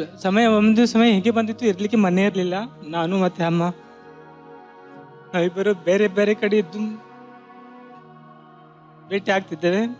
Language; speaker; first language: Kannada; native; Kannada